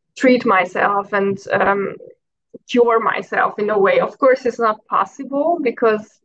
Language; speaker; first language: English; non-native, fluent; Hungarian